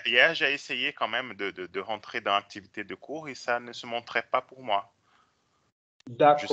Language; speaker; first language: French; non-native, fluent; Portuguese